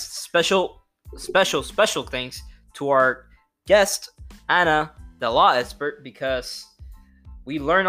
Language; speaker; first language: English; non-native, fluent; Spanish